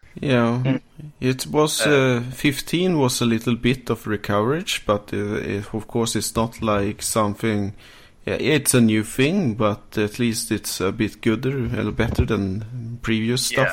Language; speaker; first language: English; non-native, fluent; Swedish